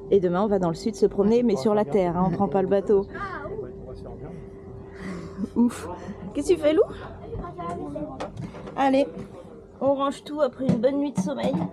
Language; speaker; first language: French; native; French